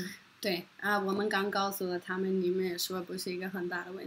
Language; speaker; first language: Chinese; non-native, fluent; Norwegian